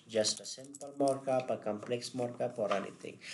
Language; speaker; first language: English; non-native, fluent; Persian